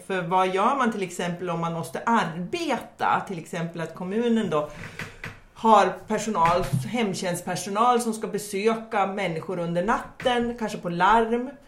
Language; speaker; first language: Swedish; native; Swedish